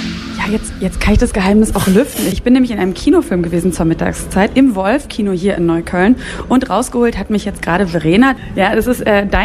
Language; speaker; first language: German; native; German